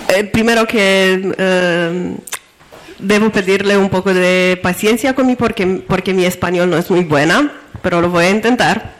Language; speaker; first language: Spanish; non-native, fluent; Romanian